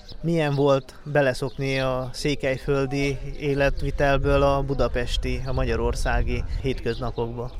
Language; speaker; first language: Hungarian; native; Hungarian